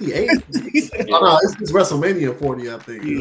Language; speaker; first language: English; native; English